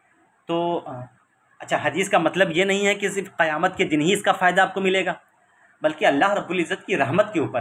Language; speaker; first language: Urdu; native; Urdu